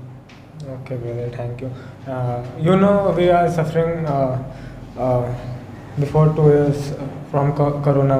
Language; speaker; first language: English; non-native, learner; Hindi